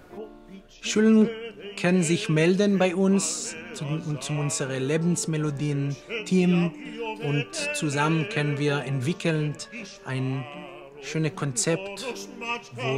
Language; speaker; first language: German; non-native, fluent; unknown